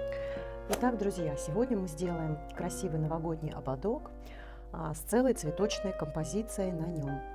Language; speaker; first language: Russian; native; Russian